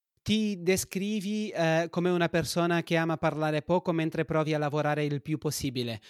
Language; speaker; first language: Italian; non-native, fluent; Portuguese